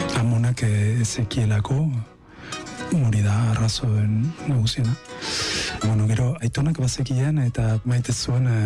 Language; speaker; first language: Basque; non-native, fluent; Spanish